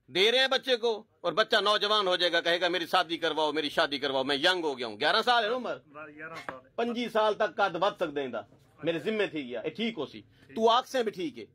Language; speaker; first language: Urdu; non-native, local second language; Punjabi